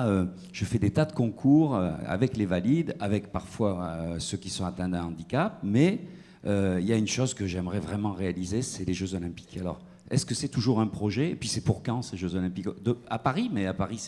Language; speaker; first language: French; native; French